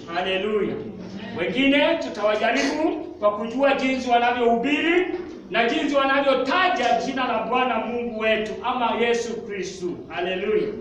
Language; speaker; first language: Swahili; non-native, local second language; Luyia